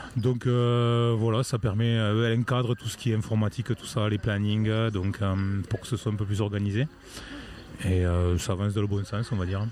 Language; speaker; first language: French; native; French